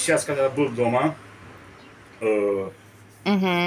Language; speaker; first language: Russian; non-native, learner; Romanian